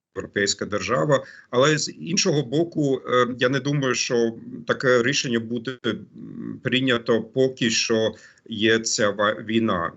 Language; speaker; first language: Ukrainian; non-native, fluent; German